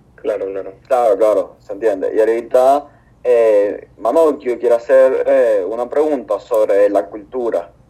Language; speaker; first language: Spanish; native; Spanish